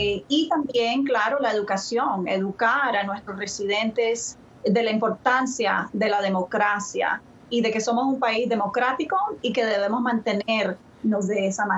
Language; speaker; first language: Spanish; early bilingual, other home language; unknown